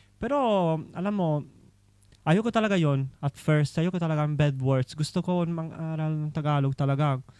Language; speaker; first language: Filipino; non-native, learner; Italian